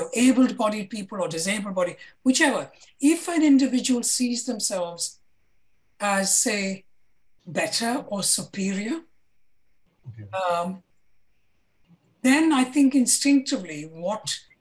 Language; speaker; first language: English; non-native, local second language; Malayalam